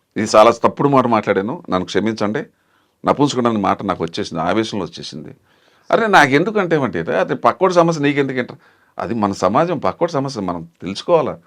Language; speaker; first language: Telugu; native; Telugu